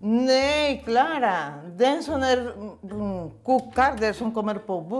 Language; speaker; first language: Swedish; non-native, learner; Spanish